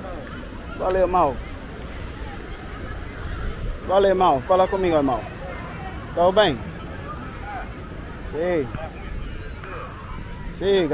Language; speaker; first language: Portuguese; non-native, learner; English